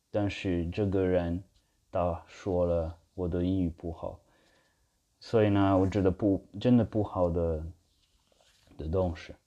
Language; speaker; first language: Chinese; non-native, learner; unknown